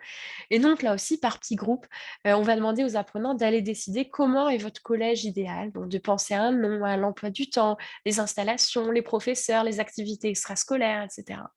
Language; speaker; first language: French; native; French